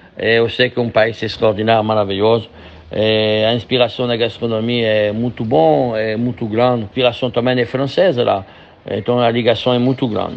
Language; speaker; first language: Portuguese; non-native, fluent; French